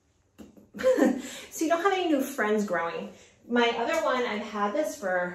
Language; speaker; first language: English; native; English